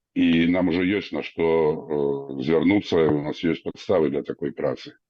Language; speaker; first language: Belarusian; non-native, local second language; Russian